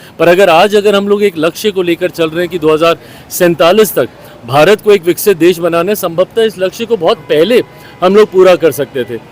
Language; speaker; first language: Hindi; native; Hindi